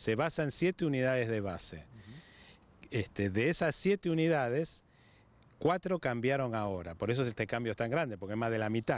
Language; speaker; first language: Spanish; native; Spanish